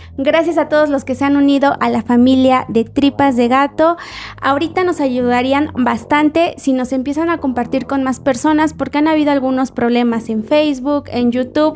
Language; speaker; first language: Spanish; native; Spanish